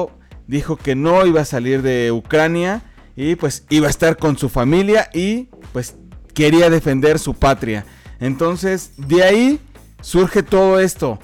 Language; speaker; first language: Spanish; native; Spanish